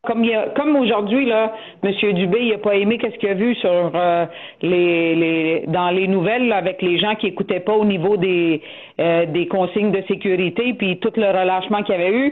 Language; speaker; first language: French; native; French